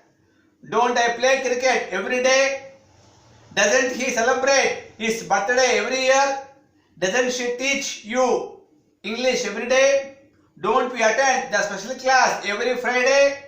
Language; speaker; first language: English; non-native, local second language; Telugu